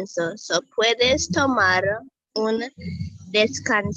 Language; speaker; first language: Spanish; non-native, learner; English